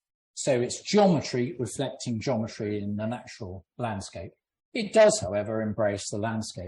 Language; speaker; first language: English; native; English